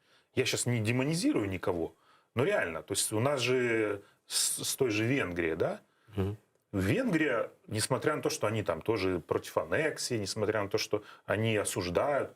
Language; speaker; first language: Russian; native; Russian